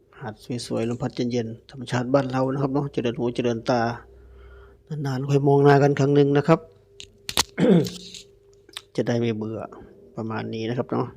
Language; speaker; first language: Thai; native; Thai